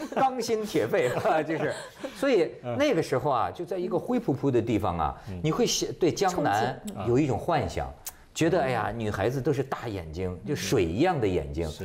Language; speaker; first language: Chinese; native; Chinese